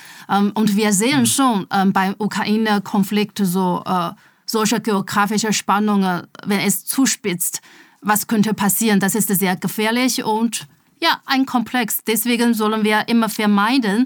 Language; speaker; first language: German; non-native, fluent; Chinese